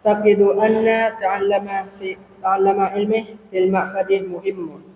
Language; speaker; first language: Arabic; non-native, learner; Indonesian